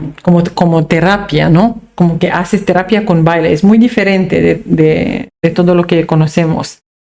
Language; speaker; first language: Spanish; non-native, fluent; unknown